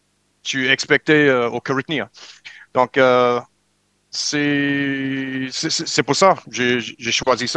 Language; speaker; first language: French; non-native, learner; English